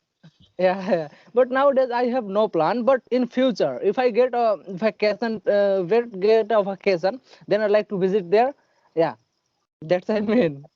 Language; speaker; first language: English; non-native, learner; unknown